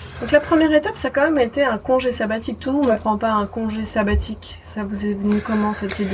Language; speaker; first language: French; native; French